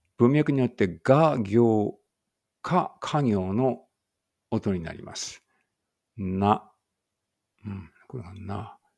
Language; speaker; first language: Japanese; native; Japanese